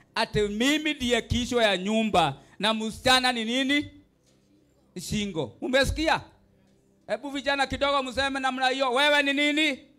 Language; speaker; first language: Swahili; non-native, local second language; Kikuyu